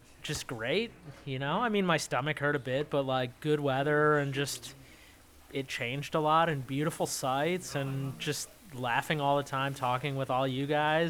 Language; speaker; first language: English; native; English